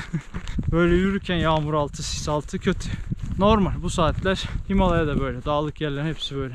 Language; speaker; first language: Turkish; native; Turkish